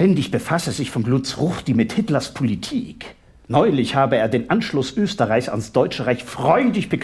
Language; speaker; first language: German; native; German